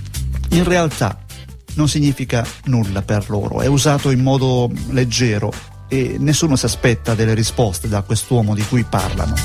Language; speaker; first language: Italian; native; Italian